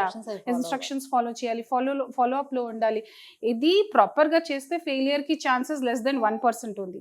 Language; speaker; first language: Telugu; non-native, local second language; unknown